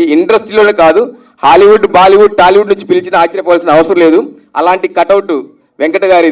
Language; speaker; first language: Telugu; native; Telugu